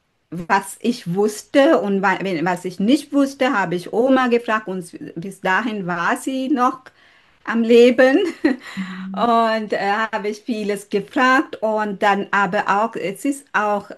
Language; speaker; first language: German; non-native, learner; Sinhala